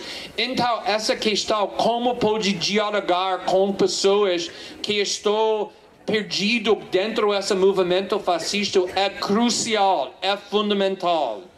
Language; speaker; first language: Portuguese; non-native, fluent; English